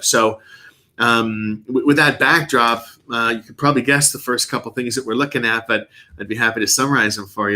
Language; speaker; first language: English; native; English